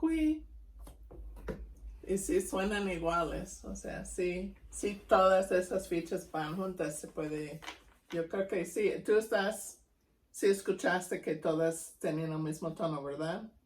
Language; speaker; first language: Spanish; non-native, fluent; English